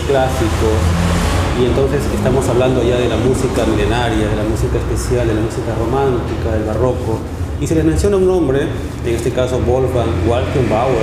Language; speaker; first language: Spanish; native; Spanish